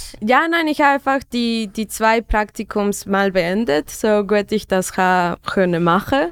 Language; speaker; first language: German; non-native, fluent; Spanish